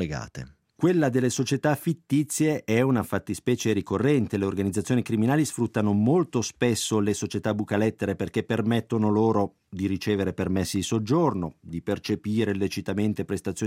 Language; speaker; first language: Italian; native; Italian